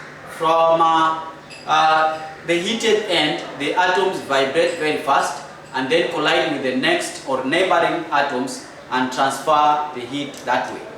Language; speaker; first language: English; non-native, local second language; Swahili